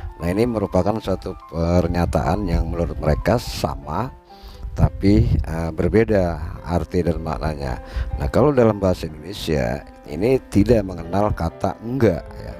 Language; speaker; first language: Indonesian; native; Indonesian